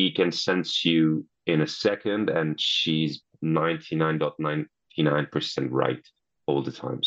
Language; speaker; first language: English; non-native, fluent; Italian